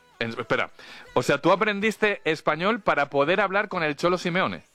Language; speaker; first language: Spanish; native; Spanish